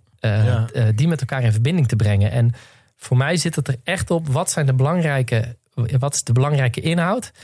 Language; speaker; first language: Dutch; native; Dutch